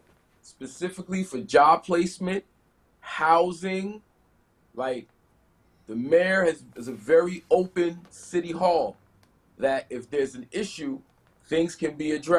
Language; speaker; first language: English; native; English